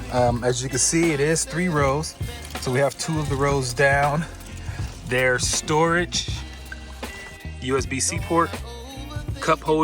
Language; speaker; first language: English; native; English